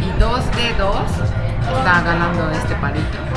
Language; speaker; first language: Spanish; non-native, fluent; Japanese